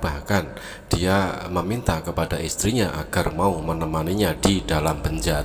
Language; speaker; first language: Indonesian; native; Indonesian